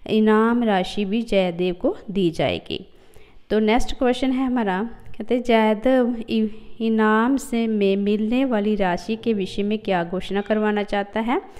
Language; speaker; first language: Hindi; non-native, local second language; Punjabi